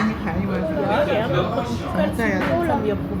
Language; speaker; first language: Chinese; native; Chinese